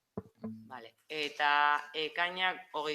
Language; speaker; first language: Basque; native; Basque